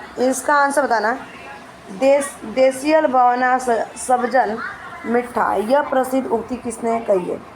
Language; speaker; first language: Hindi; native; Hindi